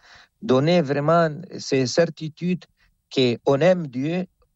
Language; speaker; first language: French; non-native, fluent; Spanish